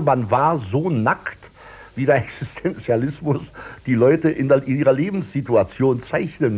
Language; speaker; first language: German; native; German